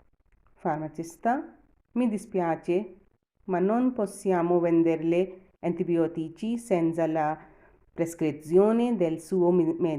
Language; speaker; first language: Italian; non-native, fluent; Urdu